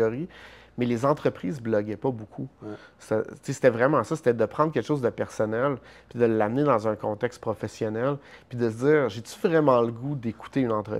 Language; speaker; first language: French; native; French